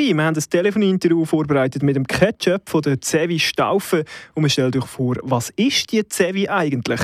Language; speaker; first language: German; native; German